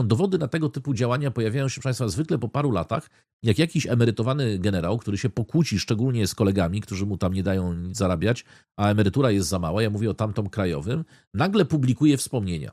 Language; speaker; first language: Polish; native; Polish